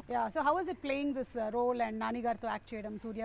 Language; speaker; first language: Telugu; native; Telugu